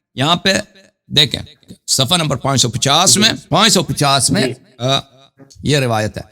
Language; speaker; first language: Urdu; non-native, fluent; Persian